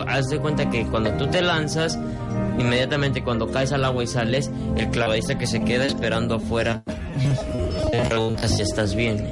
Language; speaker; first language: Spanish; non-native, fluent; Persian